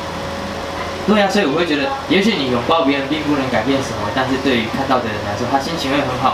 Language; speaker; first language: Chinese; native; Chinese